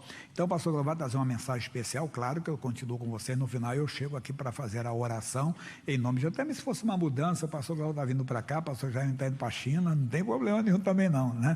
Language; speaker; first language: Portuguese; native; Portuguese